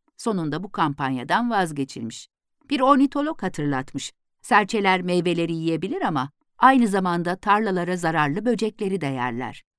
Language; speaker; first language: Turkish; native; Turkish